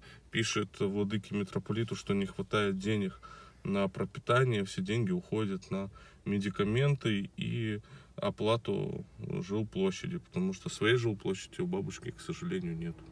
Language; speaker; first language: Russian; native; Russian